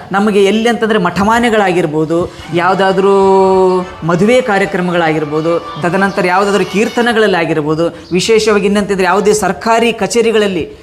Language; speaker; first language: Kannada; native; Kannada